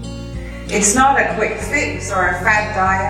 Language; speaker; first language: English; native; English